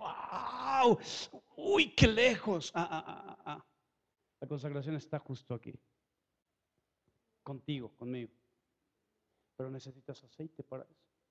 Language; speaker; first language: Spanish; native; Spanish